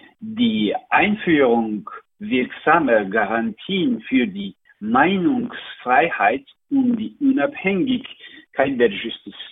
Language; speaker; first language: German; non-native, learner; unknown